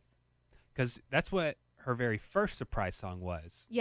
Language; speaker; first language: English; native; English